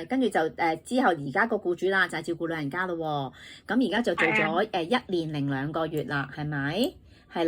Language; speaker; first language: Cantonese; native; Cantonese